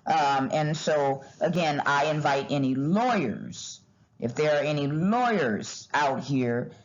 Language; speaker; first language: English; native; English